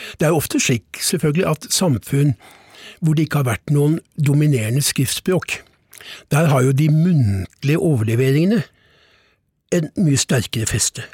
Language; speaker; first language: Norwegian; native; Norwegian